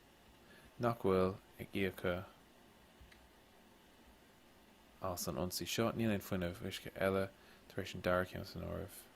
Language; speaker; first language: Irish; non-native, local second language; English